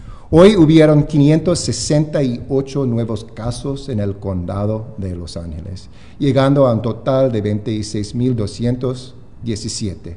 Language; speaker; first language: Spanish; non-native, fluent; English